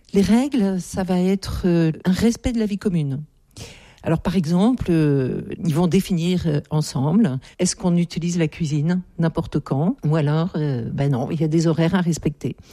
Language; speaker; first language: French; native; French